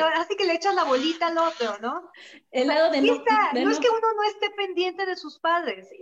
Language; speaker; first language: Spanish; native; Spanish